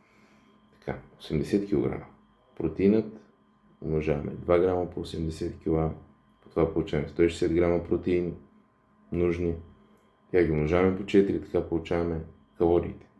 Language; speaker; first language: Bulgarian; native; Bulgarian